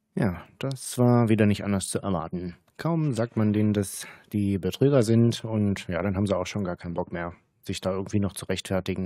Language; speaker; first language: German; native; German